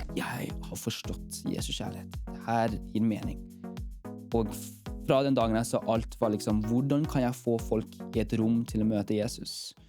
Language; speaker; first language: Norwegian; early bilingual, heritage; Norwegian